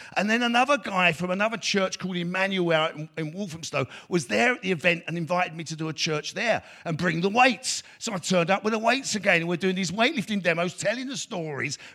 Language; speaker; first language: English; native; English